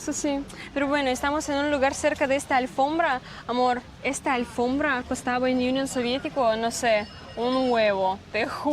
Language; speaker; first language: Spanish; non-native, fluent; Russian